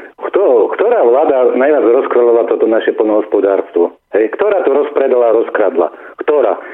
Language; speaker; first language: Slovak; native; Slovak